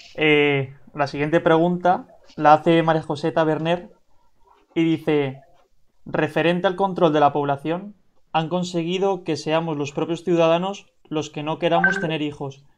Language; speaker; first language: Spanish; native; Spanish